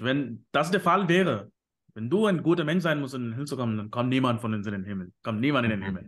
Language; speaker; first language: German; non-native, fluent; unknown